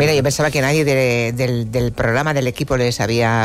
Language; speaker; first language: Spanish; native; Spanish